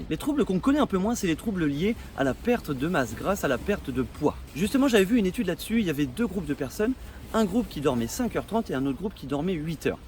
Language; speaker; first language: French; native; French